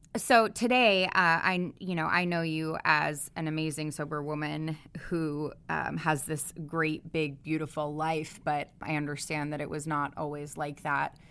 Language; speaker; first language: English; native; English